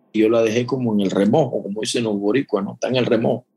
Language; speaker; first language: Spanish; native; Spanish